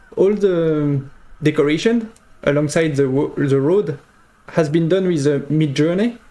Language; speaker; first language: English; non-native, fluent; French